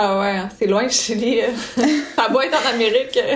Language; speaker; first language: French; native; French